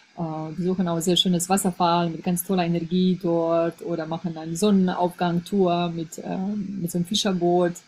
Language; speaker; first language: German; non-native, fluent; Bosnian